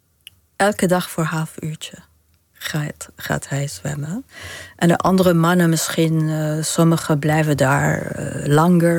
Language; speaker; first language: Dutch; non-native, fluent; Arabic